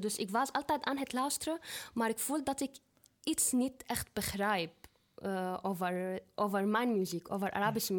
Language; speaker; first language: Dutch; non-native, learner; Arabic